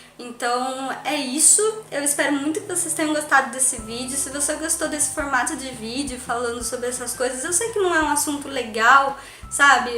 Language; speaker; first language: Portuguese; native; Portuguese